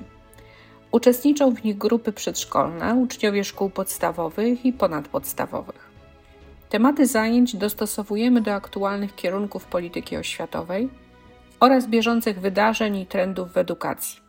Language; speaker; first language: Polish; native; Polish